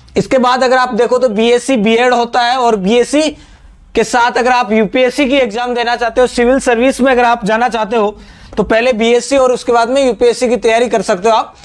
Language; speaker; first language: Hindi; native; Hindi